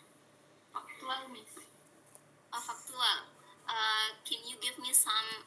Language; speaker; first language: English; non-native, learner; Indonesian